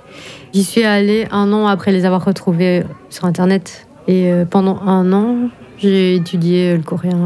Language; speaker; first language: French; native; French